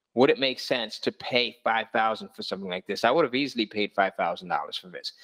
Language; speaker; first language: English; native; English